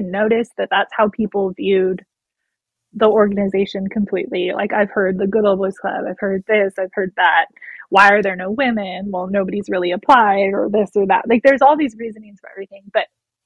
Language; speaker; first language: English; native; English